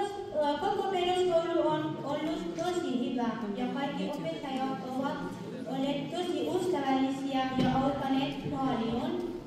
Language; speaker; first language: Finnish; non-native, fluent; Persian